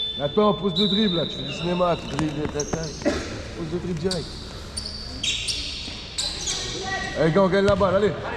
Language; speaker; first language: French; native; French